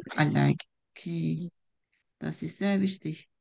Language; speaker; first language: German; non-native, fluent; Turkish